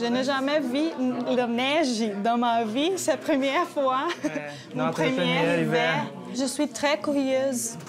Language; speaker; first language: French; non-native, learner; Portuguese